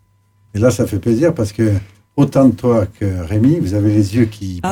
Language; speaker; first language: French; native; French